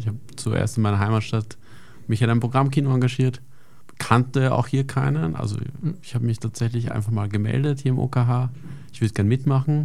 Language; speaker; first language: German; native; German